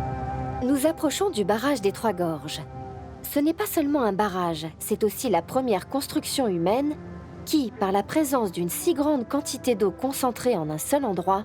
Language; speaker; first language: French; native; French